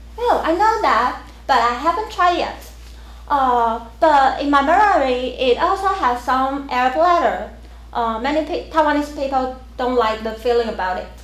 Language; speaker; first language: English; non-native, learner; Chinese